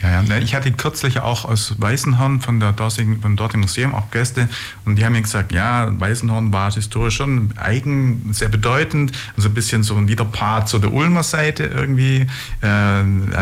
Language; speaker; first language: German; native; German